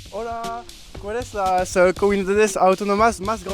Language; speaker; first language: Spanish; non-native, learner; French